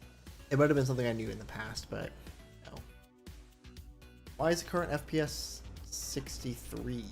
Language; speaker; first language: English; native; English